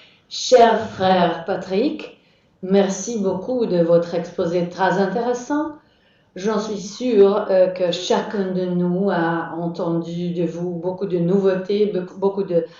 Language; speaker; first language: French; non-native, fluent; Hungarian